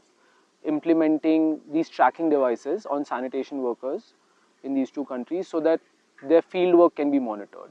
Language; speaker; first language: English; non-native, local second language; Hindi